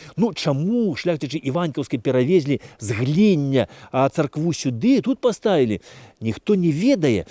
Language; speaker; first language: Belarusian; native; Belarusian